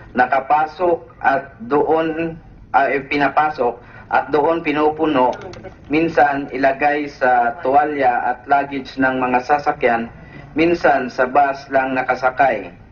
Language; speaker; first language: Filipino; non-native, local second language; Cebuano